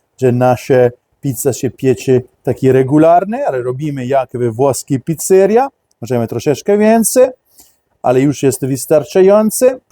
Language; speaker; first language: Polish; non-native, learner; Italian